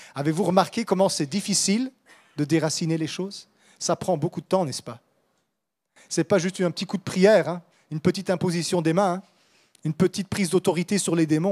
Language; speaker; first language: French; native; French